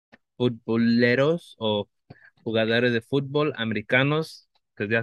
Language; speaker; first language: Spanish; early bilingual, heritage; Spanish